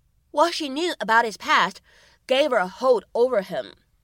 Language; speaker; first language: English; non-native, fluent; Chinese